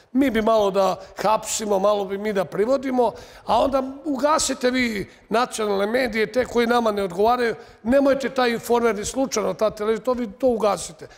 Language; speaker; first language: Serbian; native; Serbian